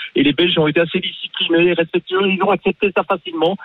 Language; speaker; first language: French; native; French